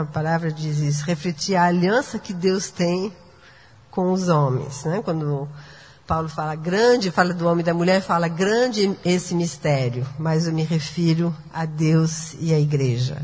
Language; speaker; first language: Portuguese; non-native, fluent; French